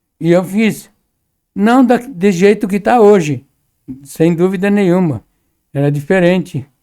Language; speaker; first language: Portuguese; early bilingual, other home language; Arabic